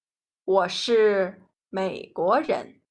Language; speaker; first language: Chinese; non-native, fluent; Nepali